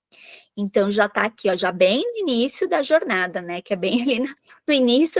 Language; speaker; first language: Portuguese; native; Portuguese